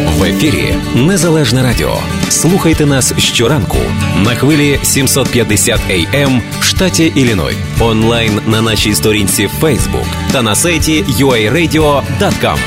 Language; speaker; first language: Ukrainian; native; Ukrainian